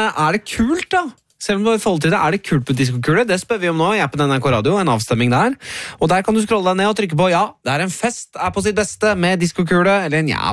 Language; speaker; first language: Norwegian; native; Norwegian